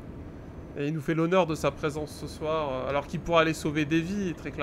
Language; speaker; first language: French; native; French